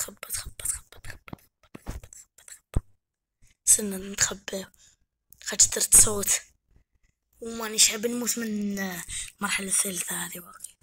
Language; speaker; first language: Arabic; native; Arabic